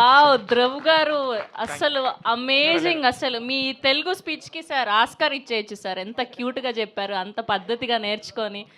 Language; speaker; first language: Telugu; native; Telugu